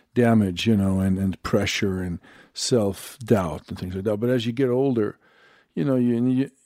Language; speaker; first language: English; non-native, fluent; Swedish